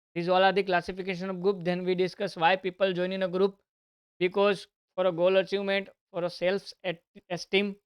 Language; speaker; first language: English; non-native, local second language; Gujarati